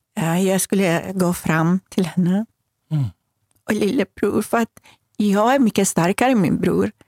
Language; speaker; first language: Swedish; non-native, fluent; Persian